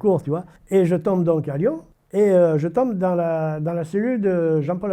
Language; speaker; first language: French; native; French